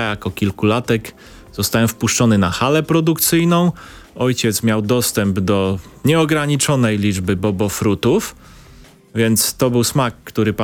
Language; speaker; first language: Polish; native; Polish